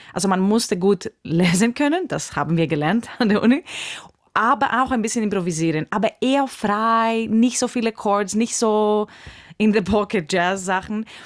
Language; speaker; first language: German; non-native, fluent; Greek